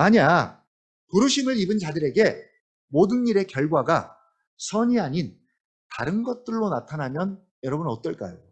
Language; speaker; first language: Korean; native; Korean